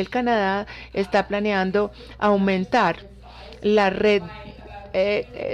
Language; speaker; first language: Spanish; non-native, fluent; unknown